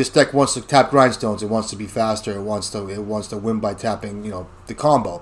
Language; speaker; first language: English; native; English